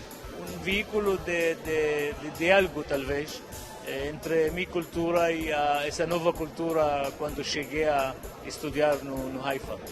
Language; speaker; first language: Portuguese; non-native, fluent; Arabic